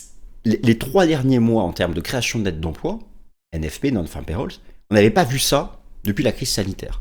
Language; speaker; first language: French; native; French